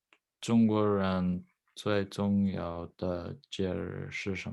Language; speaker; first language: Chinese; non-native, learner; Norwegian